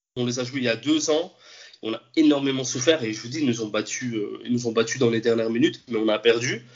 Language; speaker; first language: French; native; French